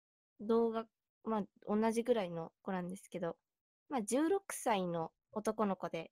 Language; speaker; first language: Japanese; native; Japanese